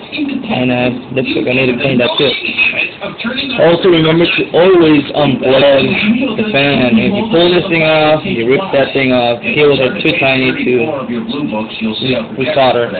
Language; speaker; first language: English; native; English